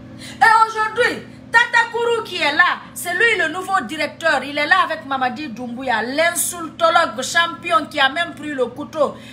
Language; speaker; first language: French; non-native, local second language; Fula